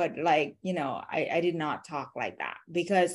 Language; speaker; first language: English; non-native, fluent; Vietnamese